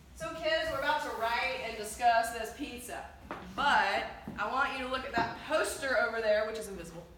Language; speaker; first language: English; native; English